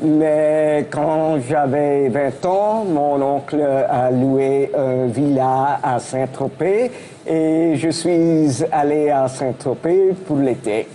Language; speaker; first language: French; non-native, fluent; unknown